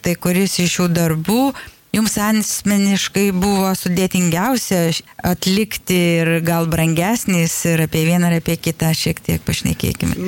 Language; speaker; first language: Lithuanian; native; Lithuanian